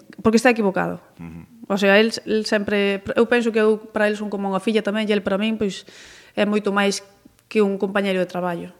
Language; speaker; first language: Galician; native; Galician